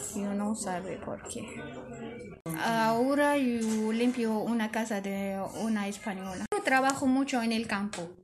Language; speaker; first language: Spanish; non-native, learner; Arabic